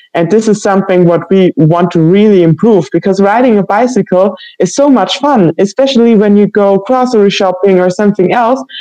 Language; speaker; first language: English; non-native, fluent; German